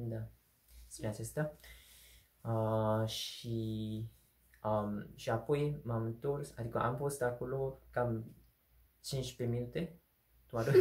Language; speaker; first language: Romanian; non-native, learner; Korean